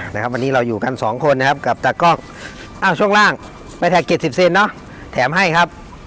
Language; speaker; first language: Thai; non-native, local second language; Northeastern Thai